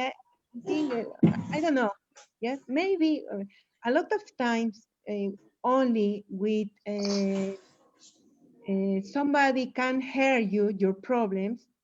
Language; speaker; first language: English; non-native, learner; Spanish